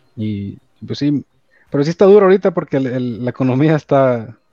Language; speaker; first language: Spanish; early bilingual, heritage; Spanish